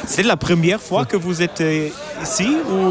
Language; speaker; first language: French; non-native, learner; German